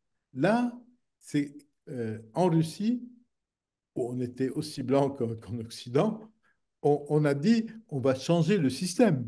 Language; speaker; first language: French; non-native, local second language; Arabic